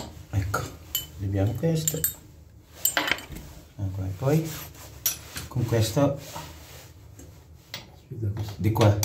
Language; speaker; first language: Italian; non-native, learner; Filipino